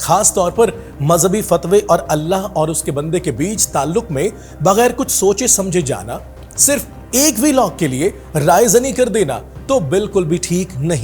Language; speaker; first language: Urdu; native; Urdu